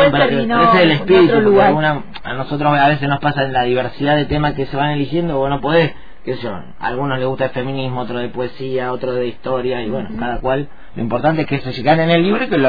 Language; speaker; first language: Spanish; native; Spanish